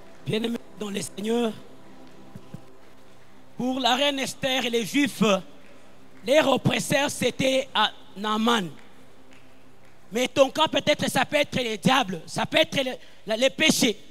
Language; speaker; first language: French; non-native, local second language; Lingala